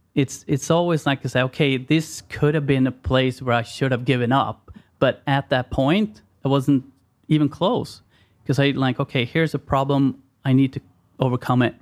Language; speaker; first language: English; non-native, fluent; Swedish